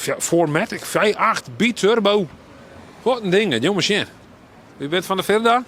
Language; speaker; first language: Dutch; non-native, local second language; Western Frisian